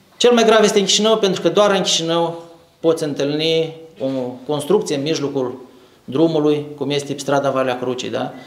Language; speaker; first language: Romanian; native; Romanian